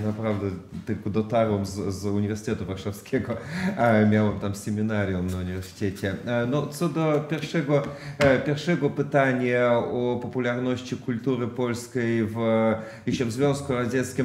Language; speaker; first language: Polish; non-native, fluent; Russian